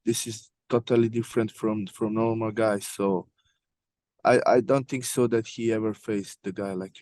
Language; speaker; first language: English; non-native, learner; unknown